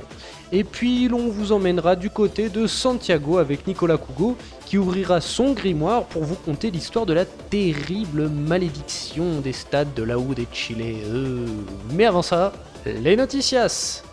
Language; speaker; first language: French; native; French